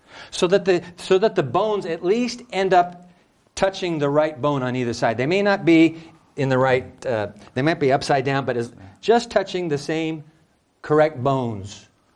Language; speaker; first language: English; early bilingual, other home language; Japanese